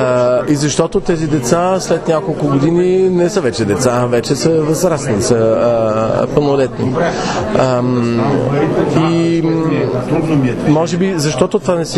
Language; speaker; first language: Bulgarian; non-native, fluent; French